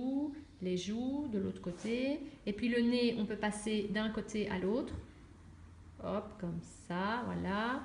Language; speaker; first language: French; native; French